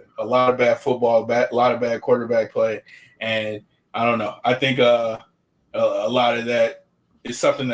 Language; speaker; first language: English; native; English